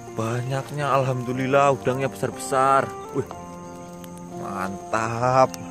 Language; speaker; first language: Indonesian; non-native, local second language; Javanese